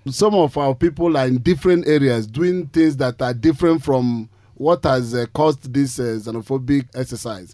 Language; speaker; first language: English; non-native, local second language; Igbo